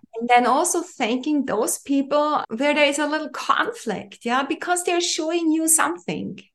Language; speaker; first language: English; non-native, fluent; German